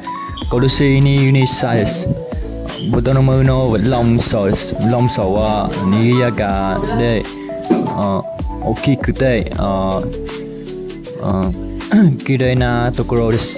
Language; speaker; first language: Japanese; non-native, learner; Vietnamese